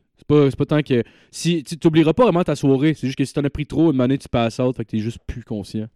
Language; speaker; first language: French; native; French